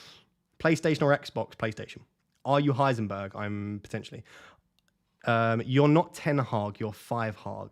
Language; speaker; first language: English; native; English